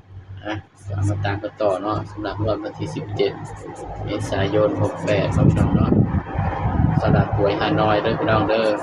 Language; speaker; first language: Thai; non-native, local second language; Lao